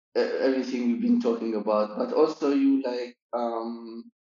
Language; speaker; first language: English; non-native, fluent; Arabic